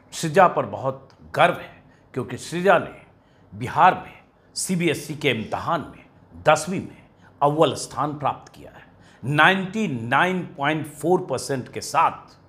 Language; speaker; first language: Hindi; native; Hindi